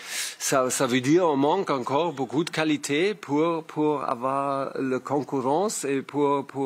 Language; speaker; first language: French; non-native, learner; German